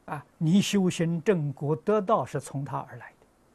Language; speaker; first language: Chinese; native; Chinese